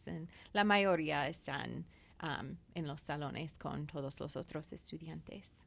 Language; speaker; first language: Spanish; non-native, fluent; English